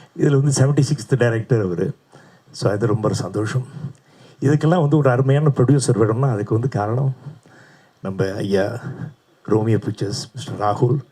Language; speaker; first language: Tamil; native; Tamil